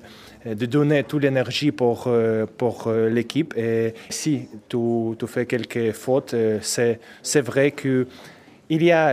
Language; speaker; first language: French; non-native, learner; Russian